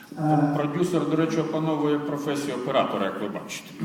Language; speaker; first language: Ukrainian; native; Ukrainian